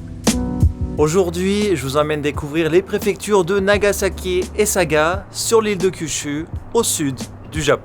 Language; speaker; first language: French; native; French